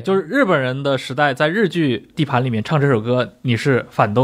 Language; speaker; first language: Chinese; native; Chinese